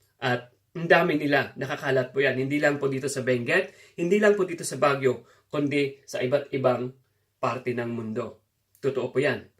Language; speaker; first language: Filipino; non-native, local second language; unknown